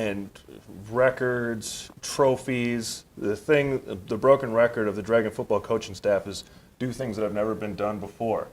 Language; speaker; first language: English; native; English